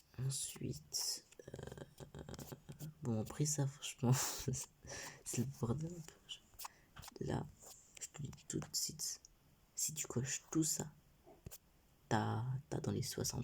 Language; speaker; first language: French; native; French